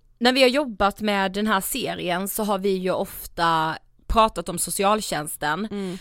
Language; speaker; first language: Swedish; native; Swedish